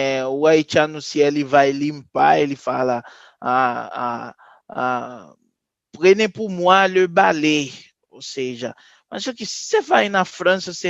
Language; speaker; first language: Portuguese; non-native, fluent; Haitian Creole